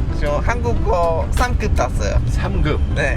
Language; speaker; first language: Korean; non-native, learner; Khmer